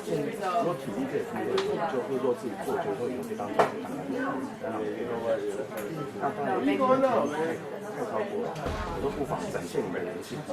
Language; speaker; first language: Chinese; native; Chinese